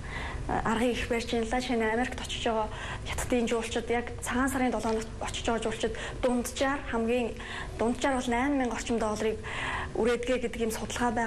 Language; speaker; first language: Mongolian; native; Mongolian